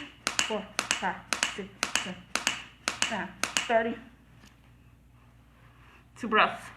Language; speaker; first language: English; native; English